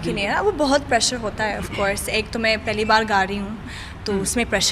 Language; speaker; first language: Hindi; non-native, fluent; English